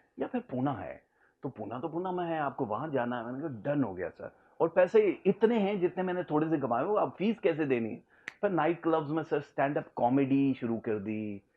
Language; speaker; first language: Urdu; native; Urdu